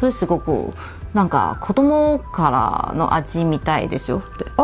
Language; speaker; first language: Japanese; non-native, fluent; Chinese